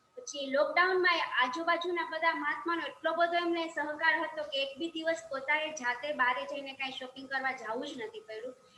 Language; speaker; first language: Gujarati; early bilingual, heritage; Gujarati